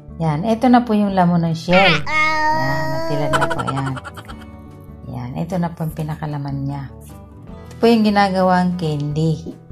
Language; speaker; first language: Filipino; non-native, local second language; Bikol